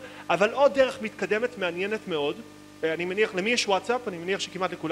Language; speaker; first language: Hebrew; native; Hebrew